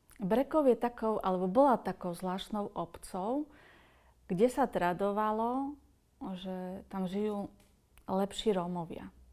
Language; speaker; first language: Slovak; native; Slovak